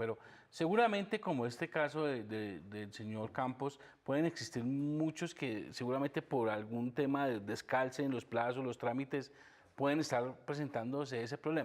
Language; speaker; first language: Spanish; native; Spanish